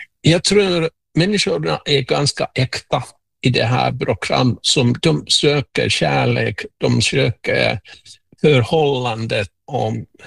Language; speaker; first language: Swedish; non-native, local second language; Finnish